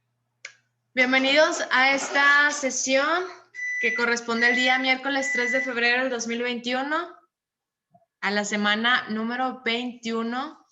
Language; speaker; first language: Spanish; native; Spanish